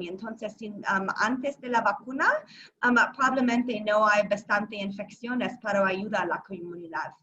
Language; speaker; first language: Spanish; non-native, learner; English